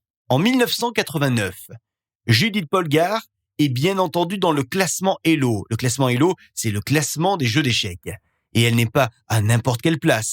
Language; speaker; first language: French; native; French